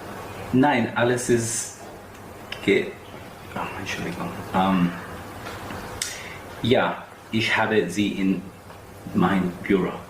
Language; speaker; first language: German; non-native, learner; English